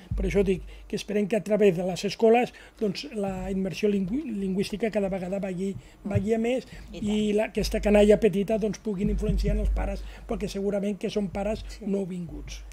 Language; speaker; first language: Catalan; native; Catalan